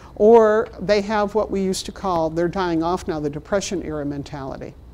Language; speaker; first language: English; native; English